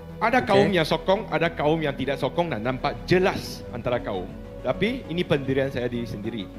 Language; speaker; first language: Malay; non-native, local second language; Chinese